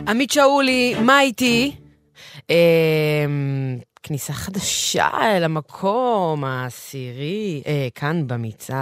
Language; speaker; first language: Hebrew; native; Hebrew